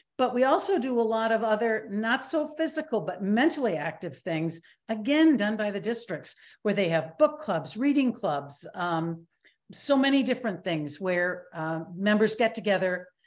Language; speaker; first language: English; native; English